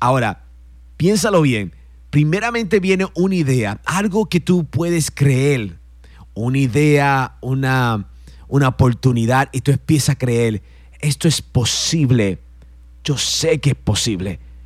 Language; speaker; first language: Spanish; native; Spanish